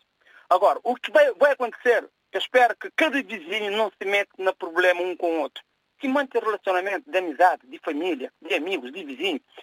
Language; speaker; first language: Portuguese; non-native, local second language; Kabuverdianu